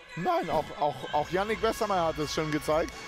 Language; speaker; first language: German; native; German